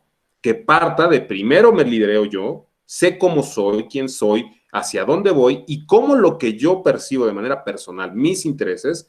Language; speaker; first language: Spanish; native; Spanish